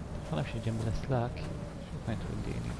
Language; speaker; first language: Arabic; native; Arabic